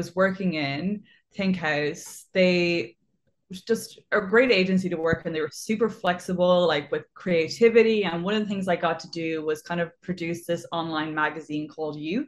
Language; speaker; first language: English; native; English